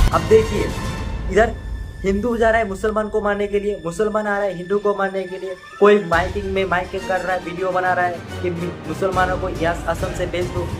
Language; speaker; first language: Hindi; non-native, local second language; Bangla